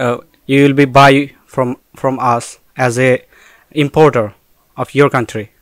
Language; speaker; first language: English; non-native, local second language; Bangla